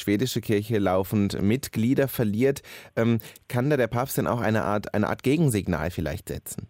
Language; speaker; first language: German; native; German